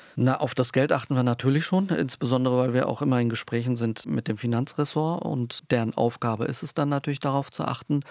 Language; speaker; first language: German; early bilingual, other home language; Turkish